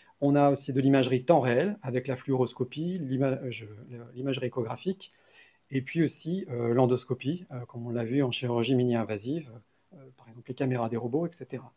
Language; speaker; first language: French; native; French